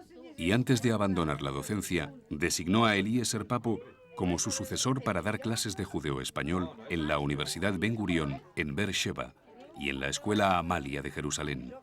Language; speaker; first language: Spanish; native; Spanish